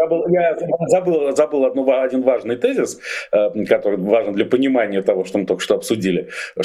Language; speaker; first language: Russian; native; Russian